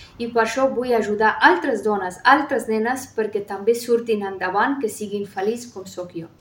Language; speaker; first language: Catalan; non-native, fluent; Persian